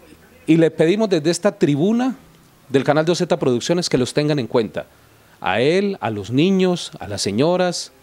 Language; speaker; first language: Spanish; native; Spanish